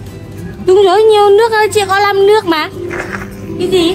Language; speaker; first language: Vietnamese; non-native, learner; Indonesian